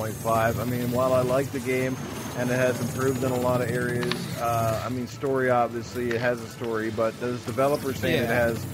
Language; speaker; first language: English; native; English